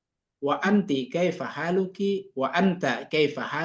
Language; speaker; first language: Arabic; non-native, fluent; Indonesian